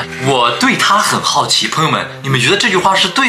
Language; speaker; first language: Chinese; native; Chinese